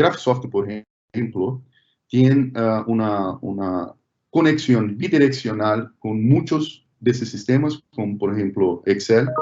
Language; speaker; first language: Spanish; non-native, fluent; Portuguese